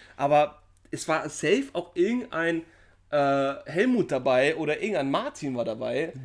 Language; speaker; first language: German; early bilingual, other home language; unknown